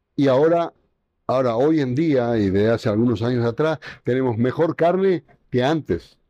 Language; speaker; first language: Spanish; native; Spanish